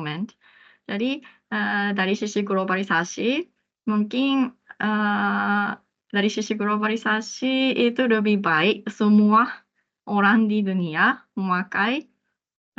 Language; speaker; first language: Indonesian; non-native, fluent; Japanese